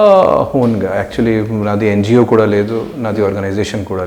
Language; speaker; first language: Telugu; non-native, local second language; Hindi